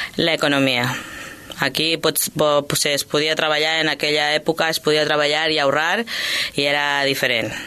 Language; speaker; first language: Catalan; early bilingual, other home language; Spanish